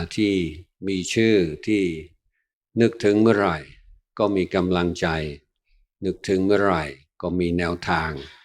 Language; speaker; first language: Thai; non-native, fluent; English